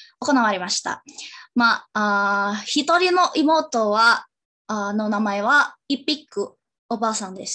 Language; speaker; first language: Japanese; non-native, learner; Indonesian